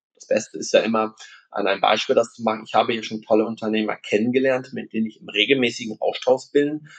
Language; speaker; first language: German; non-native, local second language; Low German